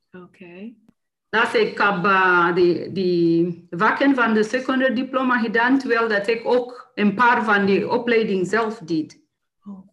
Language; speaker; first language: Dutch; non-native, fluent; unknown